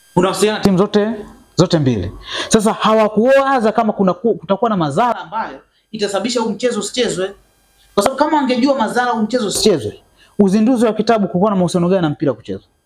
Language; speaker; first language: Swahili; native; Swahili